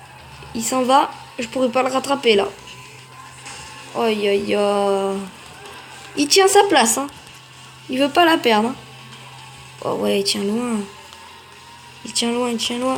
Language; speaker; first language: French; native; French